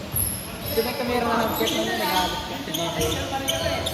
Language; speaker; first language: Filipino; native; Filipino